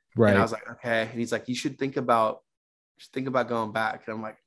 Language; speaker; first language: English; native; English